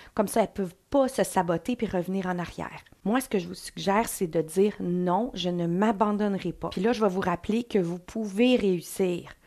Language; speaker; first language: French; native; French